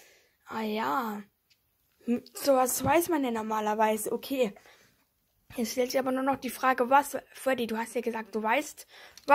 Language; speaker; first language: German; native; German